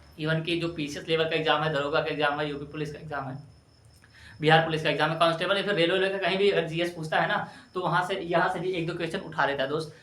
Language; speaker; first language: Hindi; native; Hindi